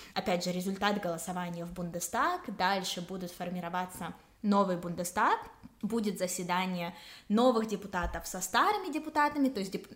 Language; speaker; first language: Russian; native; Russian